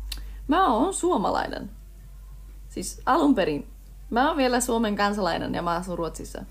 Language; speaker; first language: Finnish; early bilingual, heritage; Finnish